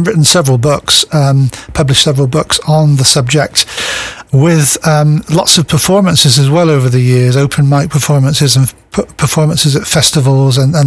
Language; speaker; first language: English; native; English